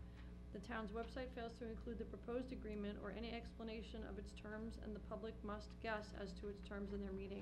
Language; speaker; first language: English; native; English